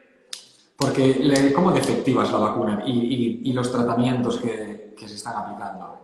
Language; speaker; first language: Spanish; native; Spanish